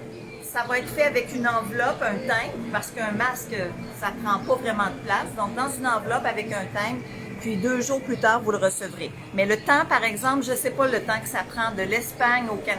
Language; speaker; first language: French; native; French